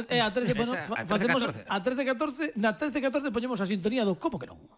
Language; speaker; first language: Galician; non-native, local second language; Spanish